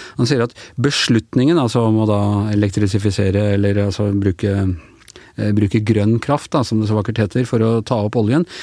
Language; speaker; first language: Norwegian; native; Norwegian